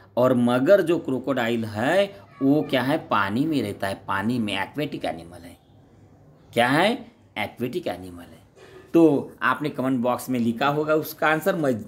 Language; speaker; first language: Hindi; non-native, local second language; Marathi